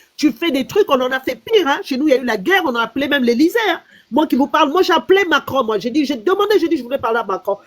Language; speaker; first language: French; non-native, local second language; Lingala